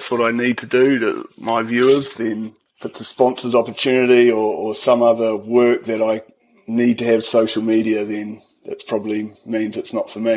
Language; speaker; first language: English; native; English